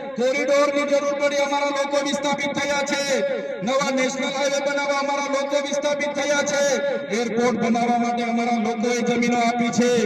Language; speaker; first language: Gujarati; non-native, local second language; Vasavi